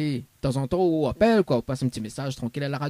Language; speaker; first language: French; native; French